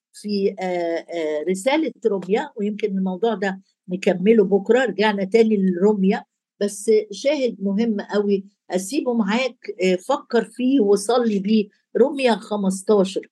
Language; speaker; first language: Arabic; native; Arabic